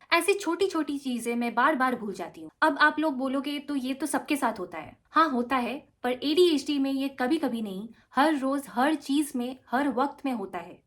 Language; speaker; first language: Hindi; non-native, local second language; Bangla